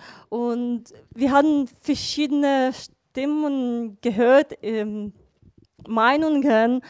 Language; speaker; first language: German; non-native, learner; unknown